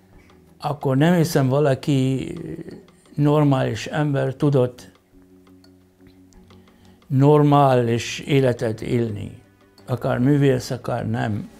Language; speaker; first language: Hungarian; non-native, fluent; Arabic